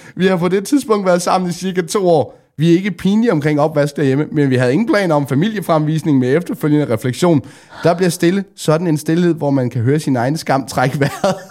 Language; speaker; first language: Danish; native; Danish